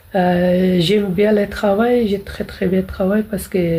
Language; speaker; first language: French; non-native, learner; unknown